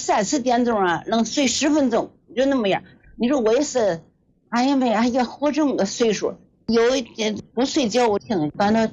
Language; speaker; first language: Chinese; native; Chinese